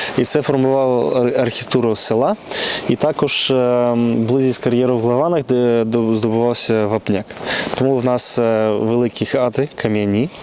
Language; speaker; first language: Ukrainian; non-native, local second language; Bulgarian